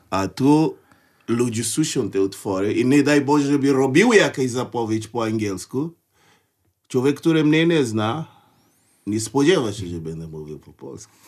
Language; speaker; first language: Polish; non-native, fluent; Portuguese